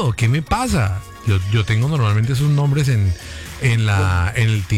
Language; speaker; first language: Spanish; native; Spanish